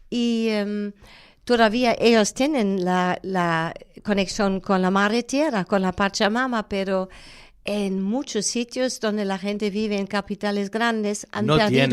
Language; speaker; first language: Spanish; non-native, fluent; German